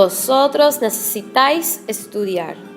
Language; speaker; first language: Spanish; non-native, fluent; English